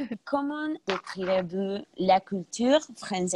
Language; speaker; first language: French; non-native, learner; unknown